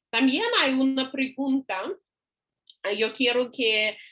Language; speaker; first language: Spanish; non-native, fluent; English